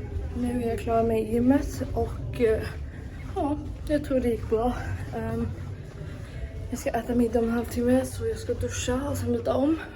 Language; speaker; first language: Swedish; early bilingual, heritage; Swedish